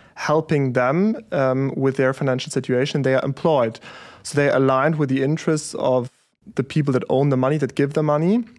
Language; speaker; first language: English; early bilingual, other home language; German